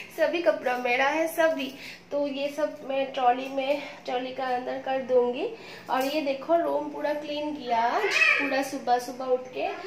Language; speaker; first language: Hindi; non-native, local second language; Bangla